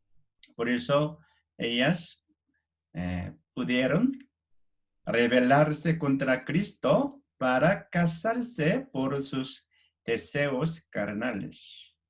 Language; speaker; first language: Spanish; non-native, fluent; Korean